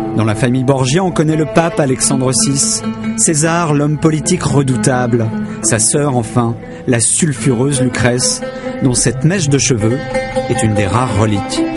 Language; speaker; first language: French; native; French